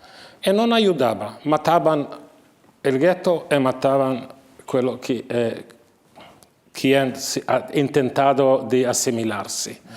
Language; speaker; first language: Spanish; non-native, fluent; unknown